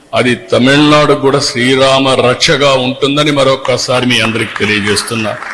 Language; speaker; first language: Telugu; native; Telugu